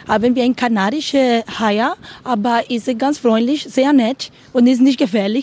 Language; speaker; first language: German; non-native, learner; Spanish